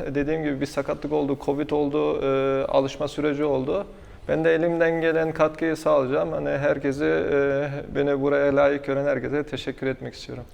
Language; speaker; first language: Turkish; early bilingual, heritage; Turkish